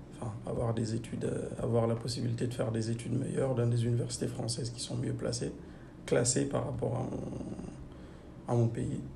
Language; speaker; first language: French; non-native, local second language; Fula